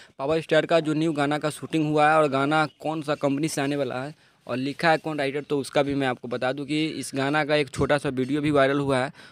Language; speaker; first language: Hindi; non-native, local second language; Bhojpuri